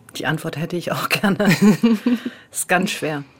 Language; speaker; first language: German; native; German